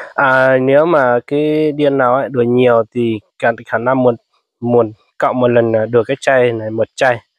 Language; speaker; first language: Vietnamese; non-native, local second language; Hmong